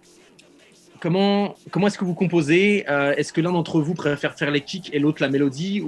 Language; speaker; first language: French; native; French